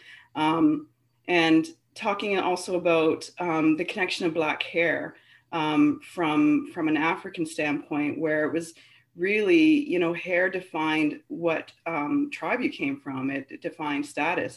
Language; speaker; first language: English; native; English